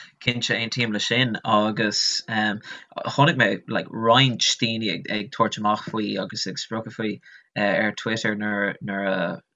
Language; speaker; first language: Irish; non-native, local second language; English